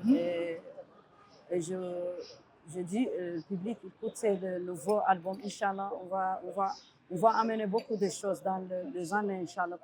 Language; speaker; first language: French; non-native, learner; Arabic